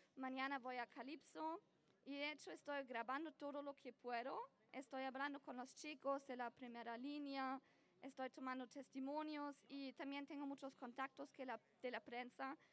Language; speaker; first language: Spanish; non-native, fluent; German